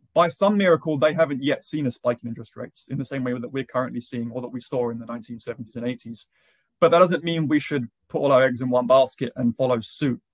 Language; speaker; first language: English; native; English